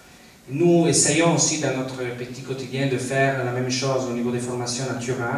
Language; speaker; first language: French; non-native, fluent; Italian